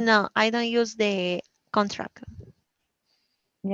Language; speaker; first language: English; non-native, learner; Spanish